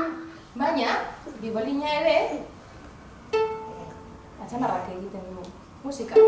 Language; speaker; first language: Basque; non-native, local second language; Spanish